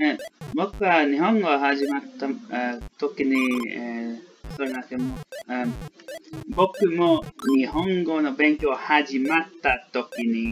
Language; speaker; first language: Japanese; non-native, learner; English